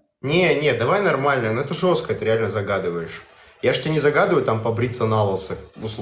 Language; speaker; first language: Russian; native; Russian